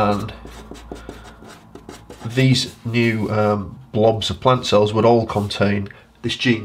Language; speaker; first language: English; native; English